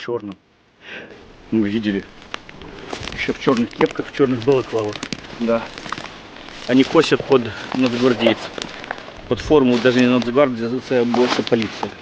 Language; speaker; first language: Russian; non-native, local second language; Ukrainian